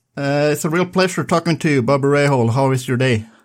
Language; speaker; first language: English; non-native, fluent; Swedish